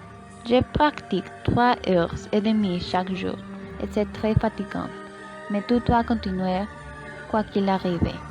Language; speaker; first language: French; non-native, learner; Spanish